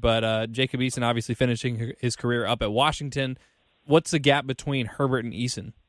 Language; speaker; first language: English; native; English